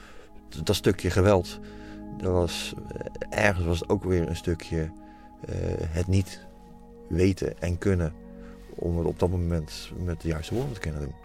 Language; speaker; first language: Dutch; native; Dutch